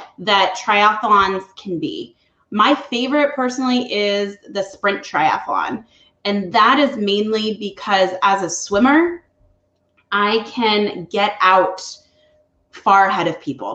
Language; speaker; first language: English; native; English